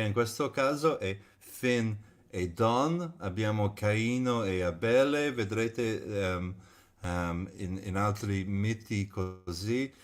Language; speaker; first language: Italian; non-native, fluent; English